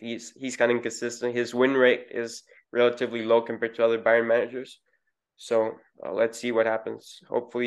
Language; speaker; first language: English; non-native, fluent; Spanish